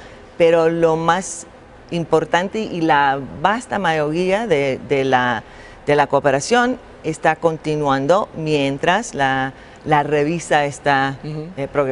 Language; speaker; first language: Spanish; non-native, fluent; English